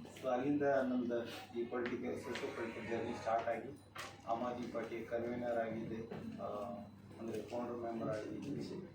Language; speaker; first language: Kannada; native; Kannada